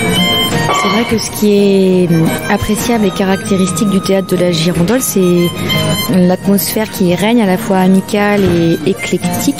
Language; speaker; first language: French; native; French